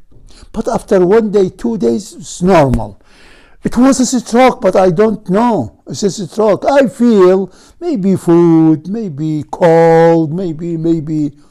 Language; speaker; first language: English; non-native, fluent; Arabic